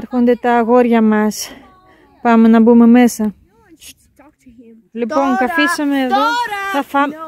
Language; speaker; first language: Greek; native; Greek